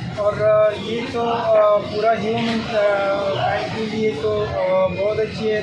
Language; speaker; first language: Hindi; non-native, fluent; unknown